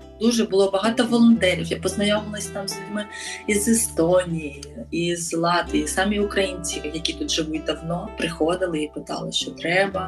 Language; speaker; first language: Ukrainian; native; Ukrainian